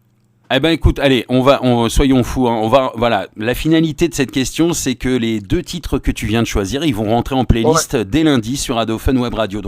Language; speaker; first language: French; native; French